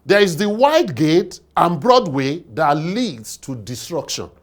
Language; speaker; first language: English; non-native, local second language; Yoruba